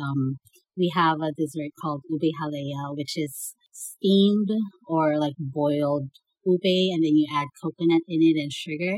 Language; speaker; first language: English; non-native, local second language; Bikol